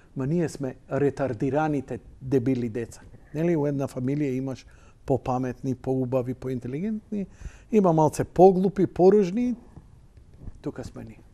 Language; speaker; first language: Macedonian; native; Macedonian